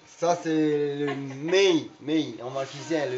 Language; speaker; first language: French; non-native, local second language; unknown